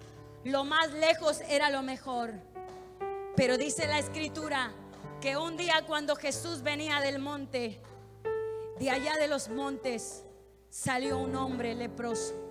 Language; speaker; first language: Spanish; native; Spanish